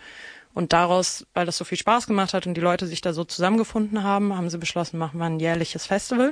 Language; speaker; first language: German; native; German